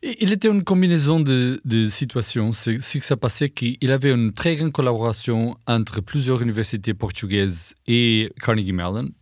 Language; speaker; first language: French; non-native, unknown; Portuguese